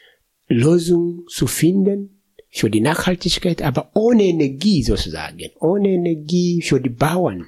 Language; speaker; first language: German; non-native, fluent; Swahili